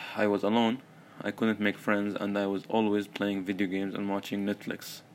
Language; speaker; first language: English; early bilingual, other home language; Arabic